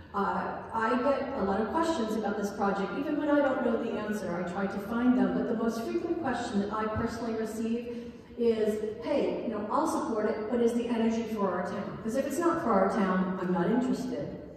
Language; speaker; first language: English; native; English